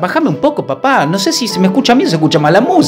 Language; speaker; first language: Spanish; native; Spanish